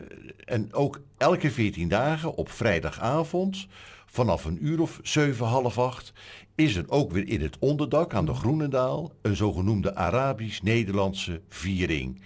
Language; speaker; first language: Dutch; native; Dutch